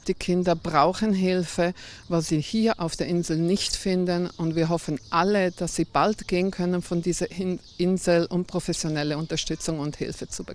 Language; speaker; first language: German; non-native, fluent; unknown